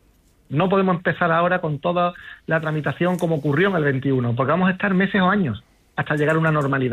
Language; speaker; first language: Spanish; native; Spanish